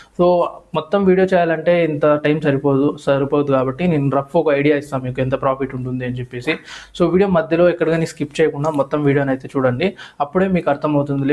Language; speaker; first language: Telugu; non-native, local second language; Urdu